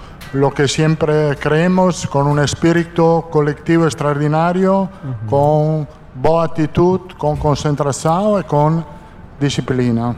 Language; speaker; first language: Portuguese; non-native, fluent; Italian